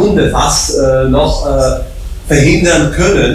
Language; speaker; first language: German; non-native, fluent; Slovak